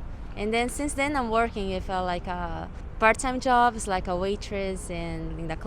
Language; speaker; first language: English; non-native, fluent; Portuguese